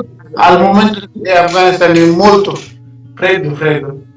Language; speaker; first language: Italian; non-native, learner; Persian